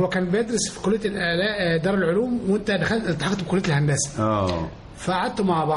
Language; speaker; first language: Arabic; native; Arabic